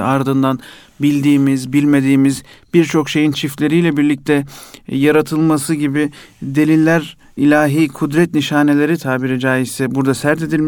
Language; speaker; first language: Turkish; native; Turkish